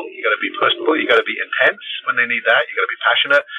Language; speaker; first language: English; native; English